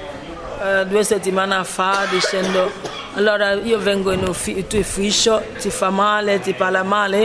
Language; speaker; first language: Italian; non-native, fluent; Ibibio